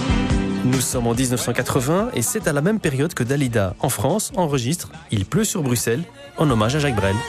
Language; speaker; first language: French; native; French